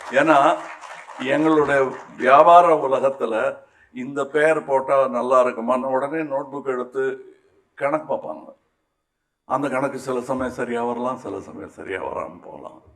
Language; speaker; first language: Tamil; native; Tamil